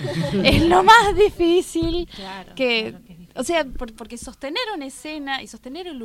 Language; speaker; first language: Spanish; native; Spanish